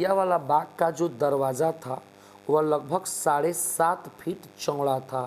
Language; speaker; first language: Hindi; native; Hindi